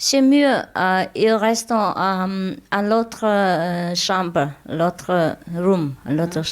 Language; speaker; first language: French; non-native, learner; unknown